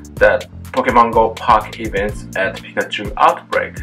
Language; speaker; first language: English; non-native, fluent; Japanese